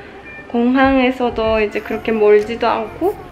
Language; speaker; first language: Korean; non-native, fluent; Japanese